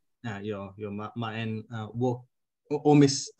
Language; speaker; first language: Finnish; non-native, learner; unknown